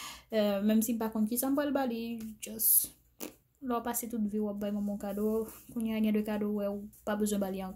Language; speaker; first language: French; non-native, learner; Haitian Creole